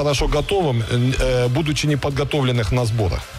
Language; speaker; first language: Russian; native; Russian